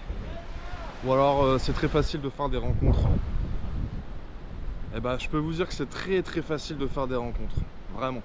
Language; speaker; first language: French; native; French